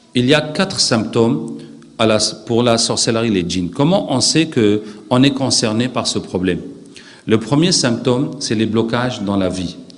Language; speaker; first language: French; non-native, local second language; Arabic